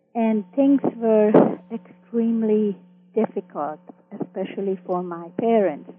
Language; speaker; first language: English; early bilingual, other home language; Hungarian